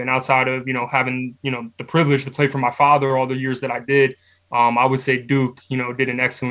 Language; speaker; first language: English; native; English